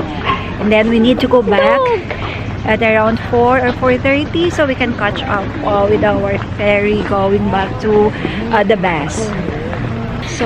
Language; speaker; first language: English; non-native, local second language; Filipino